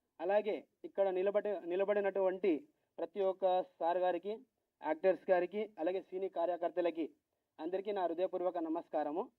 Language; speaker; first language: Telugu; non-native, local second language; Lambadi